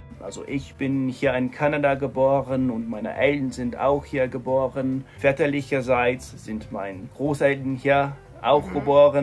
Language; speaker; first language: German; non-native, fluent; English